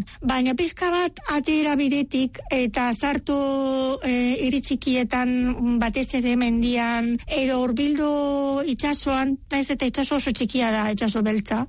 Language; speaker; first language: Basque; non-native, fluent; Bulgarian